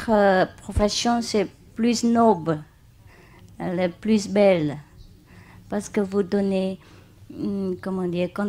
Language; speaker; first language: French; non-native, learner; Vietnamese